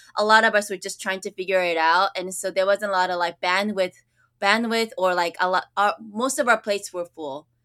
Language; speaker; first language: English; early bilingual, other home language; Japanese